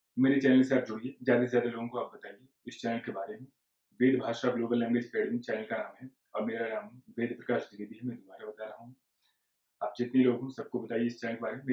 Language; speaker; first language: Hindi; native; Hindi